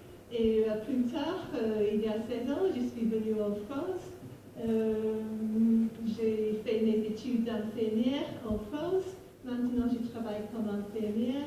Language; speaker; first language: French; non-native, fluent; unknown